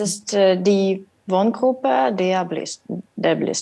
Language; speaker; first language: German; non-native, learner; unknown